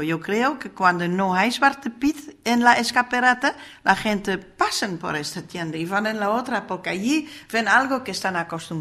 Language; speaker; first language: Spanish; non-native, fluent; Dutch